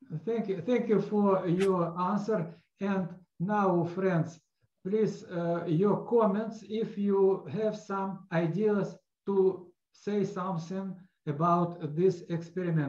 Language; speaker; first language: English; non-native, learner; Russian